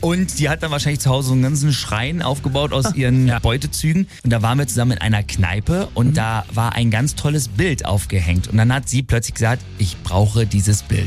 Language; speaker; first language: German; native; German